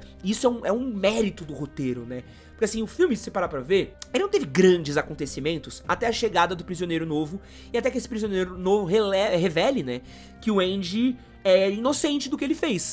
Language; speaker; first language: Portuguese; native; Portuguese